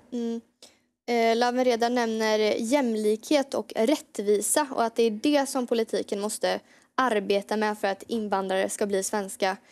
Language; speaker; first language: Swedish; native; Swedish